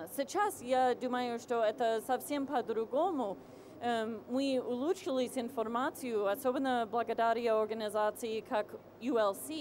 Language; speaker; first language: Russian; non-native, fluent; English